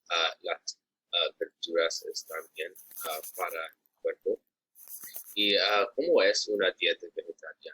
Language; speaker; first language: Spanish; non-native, learner; English